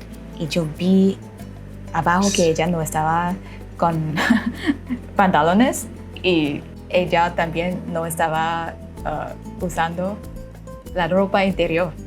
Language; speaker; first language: Spanish; non-native, fluent; Thai